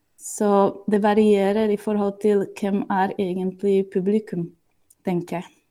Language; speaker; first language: Norwegian; non-native, fluent; Slovak